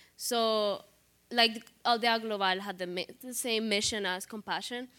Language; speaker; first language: English; non-native, fluent; Spanish